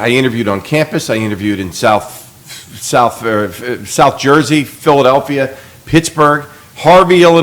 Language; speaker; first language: English; native; English